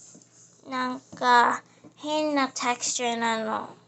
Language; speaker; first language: Japanese; early bilingual, heritage; English